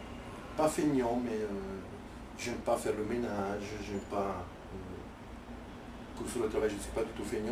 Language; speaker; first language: French; non-native, fluent; Italian